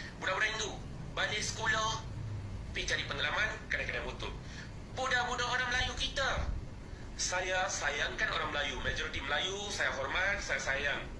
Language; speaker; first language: Malay; non-native, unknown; Bangla